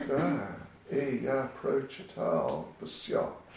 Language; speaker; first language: Russian; non-native, learner; English